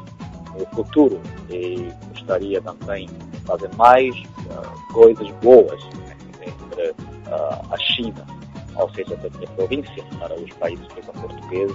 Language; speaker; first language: Portuguese; non-native, fluent; Chinese